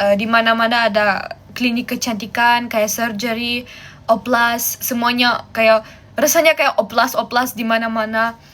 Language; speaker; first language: Indonesian; non-native, fluent; German